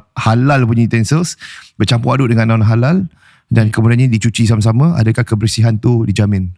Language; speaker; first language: Malay; native; Malay